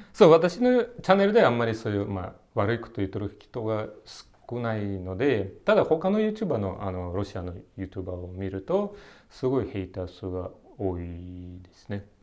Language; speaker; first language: Japanese; non-native, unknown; Russian